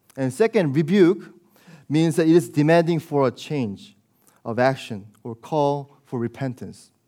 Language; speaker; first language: English; early bilingual, other home language; Korean